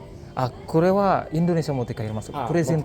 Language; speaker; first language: Japanese; non-native, learner; Indonesian